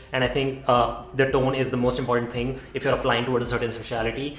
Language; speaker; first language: English; non-native, local second language; Hindi